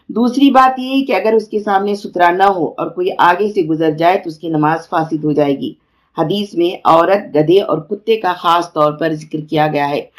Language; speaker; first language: Urdu; native; Urdu